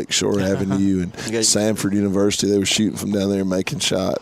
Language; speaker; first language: English; native; English